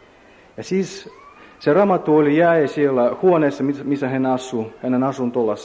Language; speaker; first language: Finnish; non-native, learner; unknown